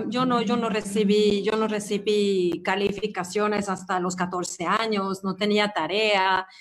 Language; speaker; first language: Spanish; non-native, fluent; Swedish